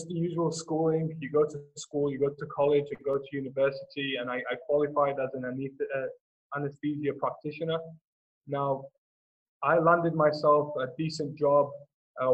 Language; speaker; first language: English; native; English